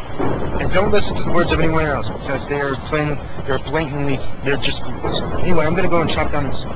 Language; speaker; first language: English; native; English